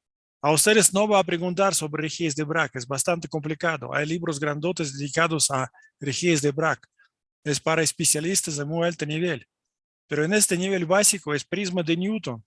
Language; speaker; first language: Spanish; non-native, fluent; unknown